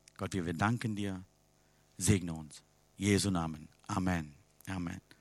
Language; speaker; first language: German; non-native, learner; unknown